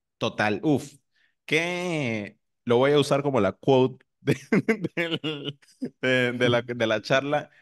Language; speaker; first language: Spanish; native; Spanish